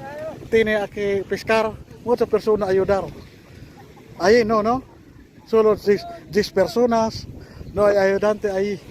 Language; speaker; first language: Spanish; non-native, learner; Filipino